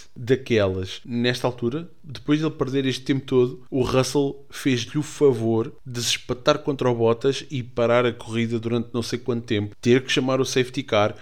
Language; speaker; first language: Portuguese; native; Portuguese